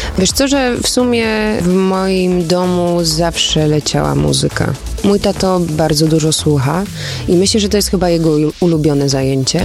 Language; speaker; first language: Polish; early bilingual, heritage; Polish